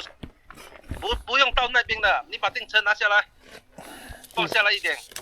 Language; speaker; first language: Chinese; native; Chinese